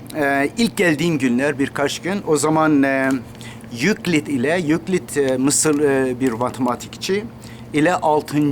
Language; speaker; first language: Turkish; non-native, local second language; Kurdish